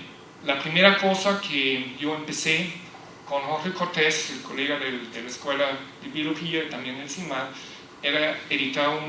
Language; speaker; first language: Spanish; non-native, fluent; German